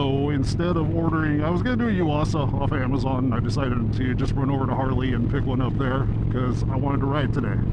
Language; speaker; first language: English; native; English